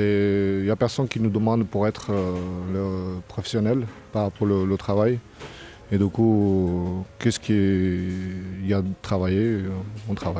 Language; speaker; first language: French; non-native, learner; Albanian